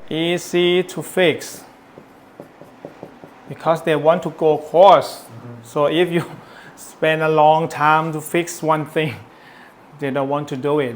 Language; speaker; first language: English; non-native, learner; Thai